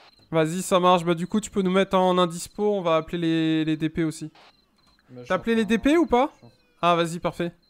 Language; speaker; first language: French; native; French